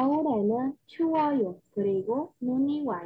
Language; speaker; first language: Korean; non-native, learner; Burmese